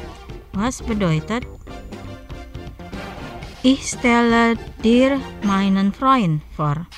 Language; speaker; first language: German; non-native, fluent; Indonesian